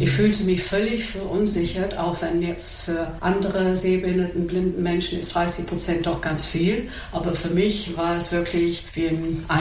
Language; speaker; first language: German; non-native, fluent; English